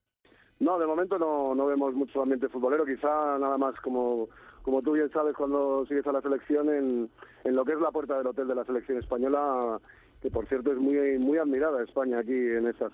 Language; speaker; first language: Spanish; native; Spanish